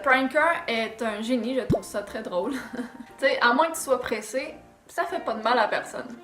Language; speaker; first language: French; native; French